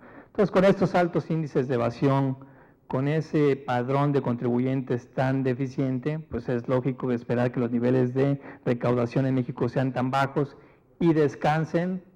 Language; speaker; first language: Spanish; native; Spanish